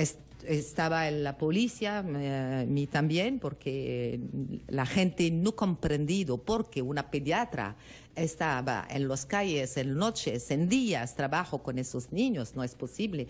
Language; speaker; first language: Spanish; non-native, learner; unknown